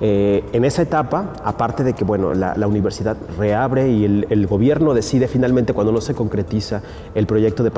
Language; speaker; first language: Spanish; native; Spanish